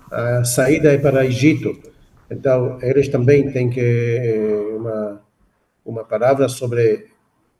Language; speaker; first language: Portuguese; non-native, fluent; Hebrew